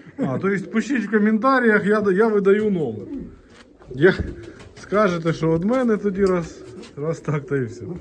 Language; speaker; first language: Ukrainian; non-native, local second language; Russian